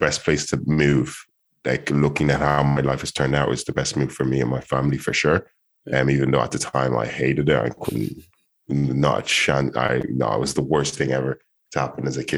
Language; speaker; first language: English; native; English